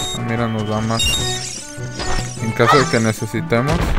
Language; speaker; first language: Spanish; native; Spanish